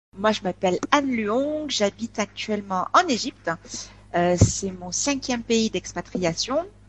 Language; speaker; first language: French; native; French